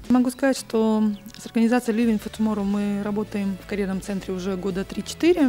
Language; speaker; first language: Russian; native; Russian